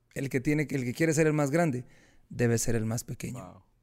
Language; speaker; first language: Spanish; native; Spanish